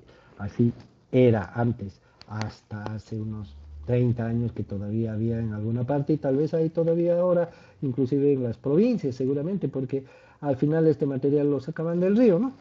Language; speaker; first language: Spanish; native; Spanish